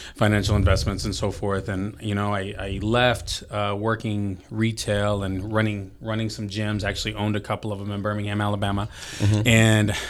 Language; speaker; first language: English; early bilingual, other home language; Filipino